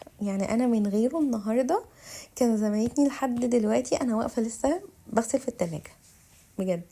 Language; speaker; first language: Arabic; native; Arabic